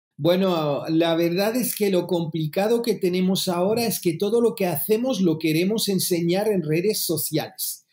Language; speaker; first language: Spanish; early bilingual, heritage; French